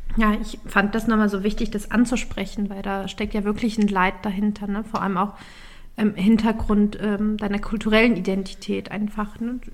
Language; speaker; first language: German; early bilingual, other home language; Turkish